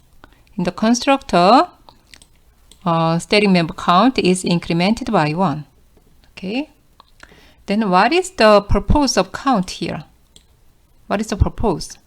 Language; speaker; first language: English; non-native, fluent; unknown